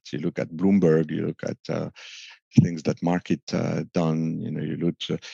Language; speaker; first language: English; non-native, fluent; French